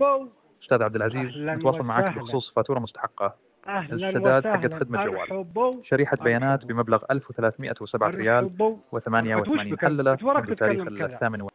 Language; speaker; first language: Arabic; native; Arabic